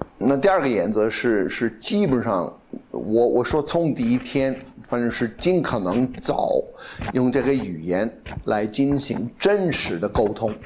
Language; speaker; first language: Chinese; non-native, fluent; English